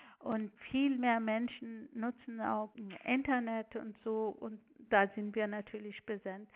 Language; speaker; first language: German; non-native, fluent; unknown